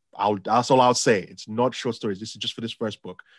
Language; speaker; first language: English; non-native, local second language; Yoruba